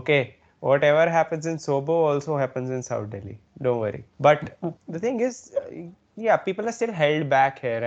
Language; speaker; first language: English; non-native, local second language; Hindi